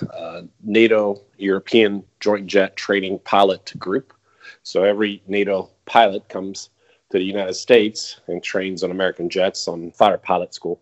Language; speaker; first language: English; non-native, fluent; Italian